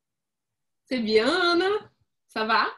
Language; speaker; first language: French; non-native, fluent; Portuguese